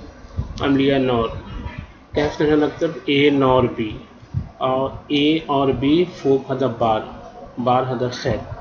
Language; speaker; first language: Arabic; non-native, learner; Urdu